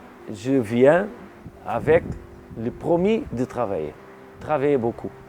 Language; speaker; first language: French; non-native, learner; Portuguese